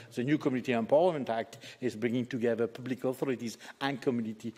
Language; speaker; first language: English; native; English